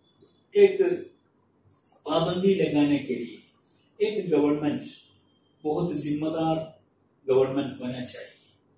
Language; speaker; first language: Hindi; non-native, local second language; Malayalam